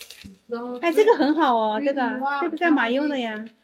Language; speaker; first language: Chinese; native; Chinese